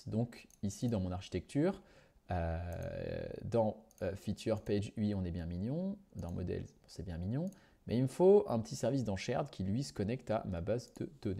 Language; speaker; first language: French; native; French